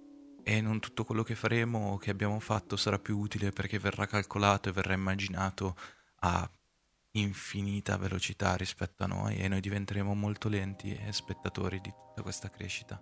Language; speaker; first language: Italian; native; Italian